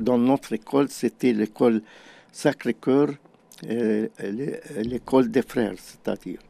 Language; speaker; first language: French; non-native, fluent; Arabic